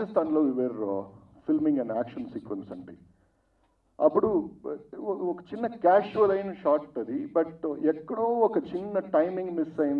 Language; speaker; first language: Telugu; non-native, fluent; Tamil